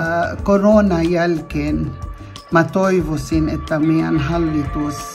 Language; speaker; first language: Finnish; non-native, fluent; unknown